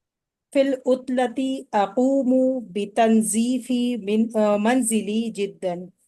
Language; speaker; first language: Arabic; non-native, learner; Urdu